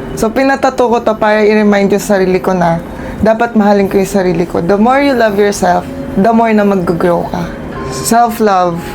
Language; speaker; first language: Filipino; non-native, local second language; Cebuano